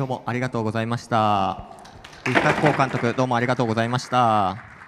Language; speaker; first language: Japanese; native; Japanese